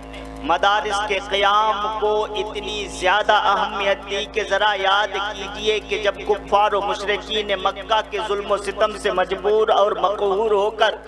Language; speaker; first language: Urdu; native; Urdu